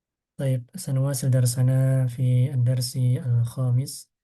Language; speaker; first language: Arabic; non-native, fluent; Indonesian